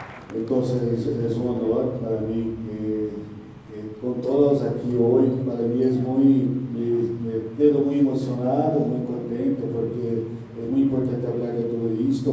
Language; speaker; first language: Spanish; non-native, learner; Portuguese